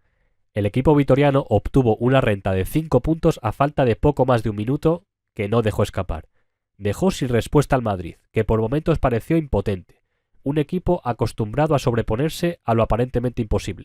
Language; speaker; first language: Spanish; native; Spanish